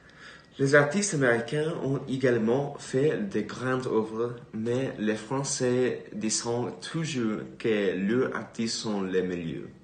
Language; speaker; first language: French; non-native, learner; English